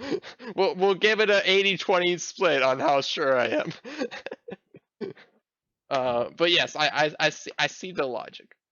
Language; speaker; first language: English; native; English